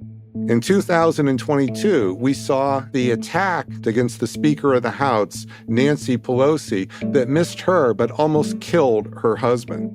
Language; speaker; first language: English; native; English